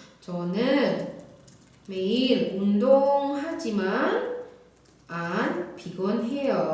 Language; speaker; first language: Korean; non-native, fluent; Indonesian